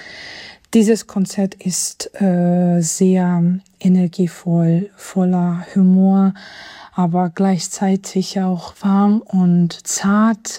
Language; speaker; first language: German; non-native, fluent; Georgian